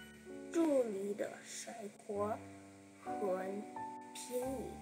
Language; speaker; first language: Chinese; non-native, learner; English